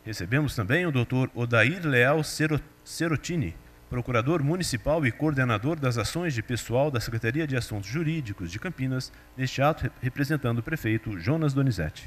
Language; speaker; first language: Portuguese; native; Portuguese